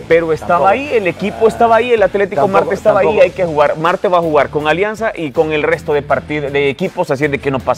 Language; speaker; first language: Spanish; native; Spanish